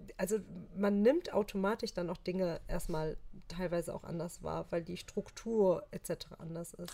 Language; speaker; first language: German; early bilingual, other home language; Turkish